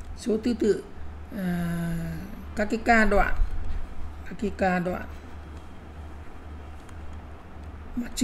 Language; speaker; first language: Vietnamese; native; Vietnamese